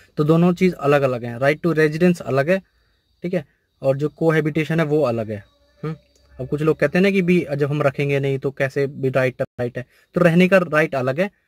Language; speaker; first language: Hindi; native; Hindi